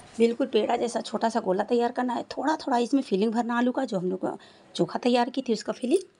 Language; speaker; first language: Hindi; native; Hindi